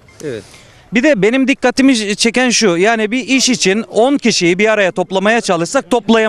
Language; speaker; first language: Turkish; native; Turkish